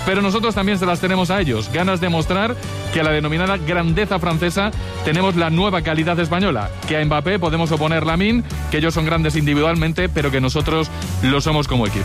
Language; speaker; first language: Spanish; native; Spanish